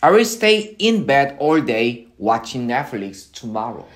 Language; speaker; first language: English; non-native, fluent; Korean